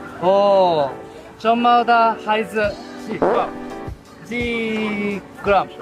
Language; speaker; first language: Chinese; non-native, learner; Japanese